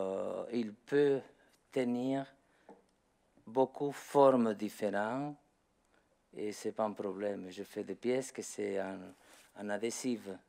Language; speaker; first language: French; non-native, learner; Spanish